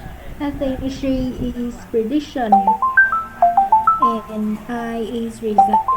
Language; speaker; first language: English; non-native, learner; Vietnamese